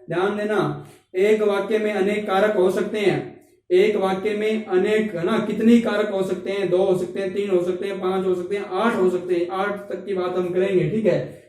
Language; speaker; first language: Hindi; native; Hindi